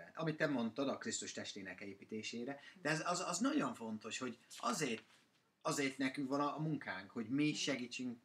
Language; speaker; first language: Hungarian; non-native, fluent; English